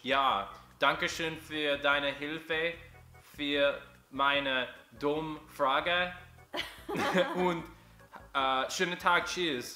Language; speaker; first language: German; non-native, learner; English